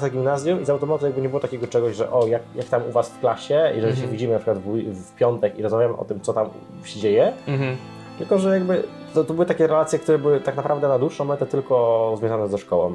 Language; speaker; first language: Polish; native; Polish